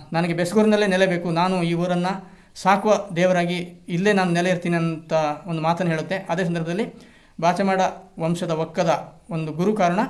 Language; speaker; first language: Kannada; non-native, local second language; Kodava